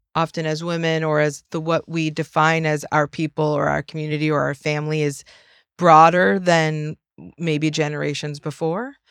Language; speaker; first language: English; native; English